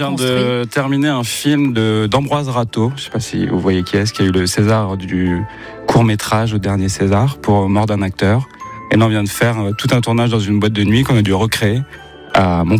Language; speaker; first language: French; native; French